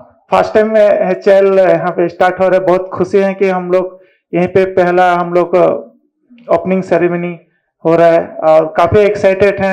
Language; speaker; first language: Hindi; non-native, local second language; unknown